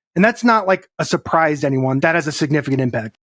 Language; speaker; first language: English; native; English